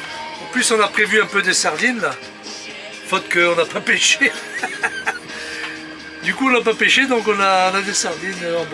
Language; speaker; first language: French; native; French